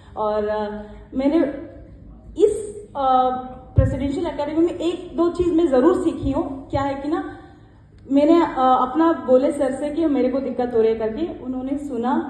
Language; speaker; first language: Hindi; non-native, local second language; Kannada